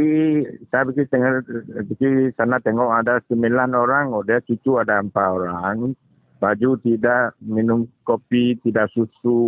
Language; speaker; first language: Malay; non-native, local second language; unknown